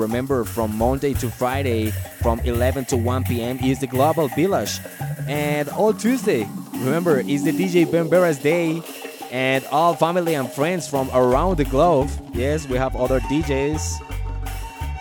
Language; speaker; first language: English; non-native, fluent; Spanish